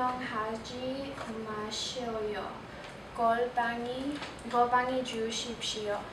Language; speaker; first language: Korean; non-native, learner; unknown